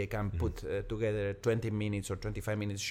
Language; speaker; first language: English; non-native, learner; Spanish